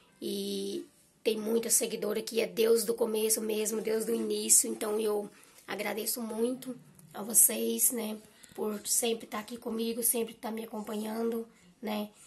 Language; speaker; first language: Portuguese; native; Portuguese